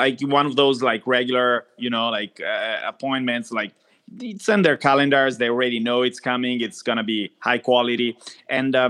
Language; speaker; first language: English; non-native, fluent; Italian